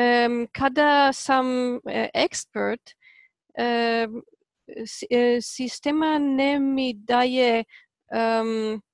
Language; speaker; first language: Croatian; non-native, learner; Polish